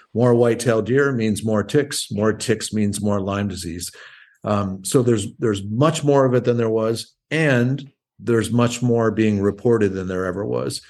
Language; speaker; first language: English; native; English